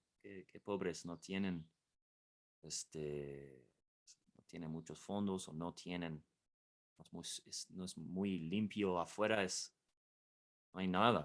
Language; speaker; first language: Spanish; non-native, fluent; English